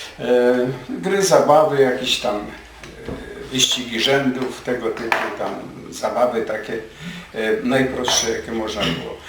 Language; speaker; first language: Polish; native; Polish